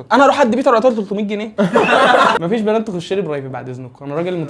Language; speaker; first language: Arabic; native; Arabic